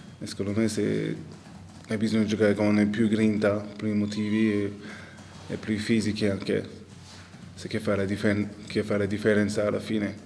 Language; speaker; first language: Italian; non-native, local second language; French